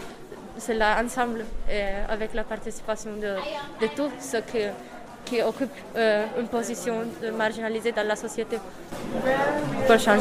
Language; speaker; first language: French; non-native, fluent; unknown